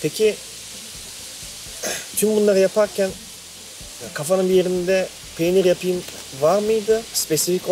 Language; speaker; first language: Turkish; native; Turkish